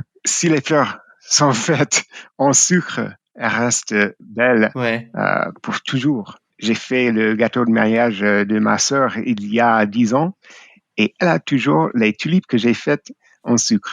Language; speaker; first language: French; non-native, fluent; English